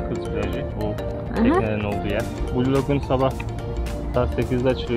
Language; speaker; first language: Turkish; native; Turkish